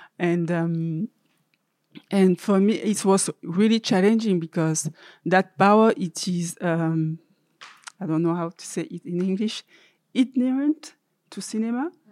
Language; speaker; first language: English; non-native, learner; French